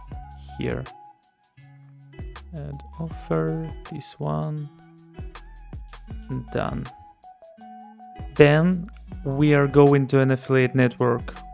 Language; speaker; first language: English; non-native, fluent; Russian